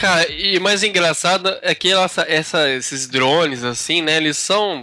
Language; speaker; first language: Portuguese; native; Portuguese